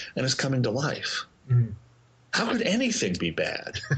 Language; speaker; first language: English; native; English